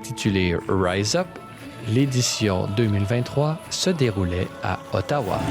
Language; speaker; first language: French; native; French